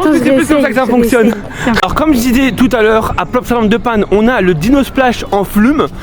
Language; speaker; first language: French; native; French